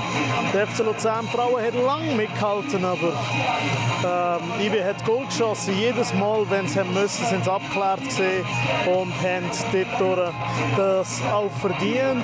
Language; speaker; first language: German; native; German